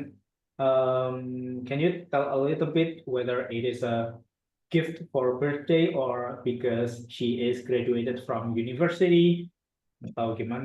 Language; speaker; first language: English; non-native, fluent; Indonesian